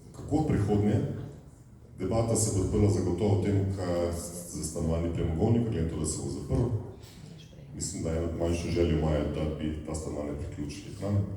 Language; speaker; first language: Slovenian; native; Slovenian